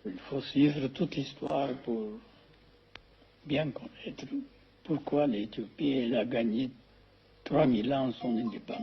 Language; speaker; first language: French; non-native, fluent; Amharic